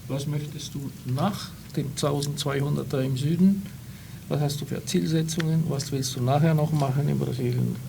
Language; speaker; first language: German; non-native, fluent; Portuguese